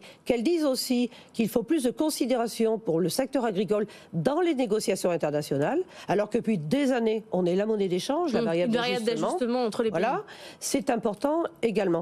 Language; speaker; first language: French; native; French